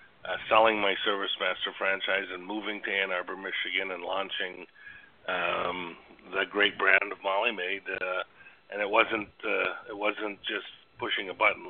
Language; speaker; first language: English; native; English